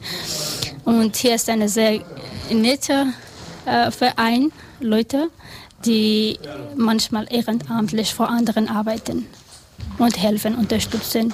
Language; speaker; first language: German; non-native, learner; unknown